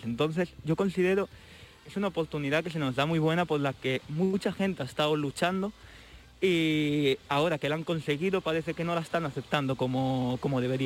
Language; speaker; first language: Spanish; native; Spanish